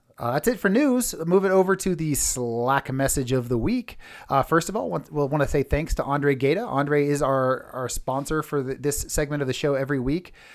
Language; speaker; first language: English; native; English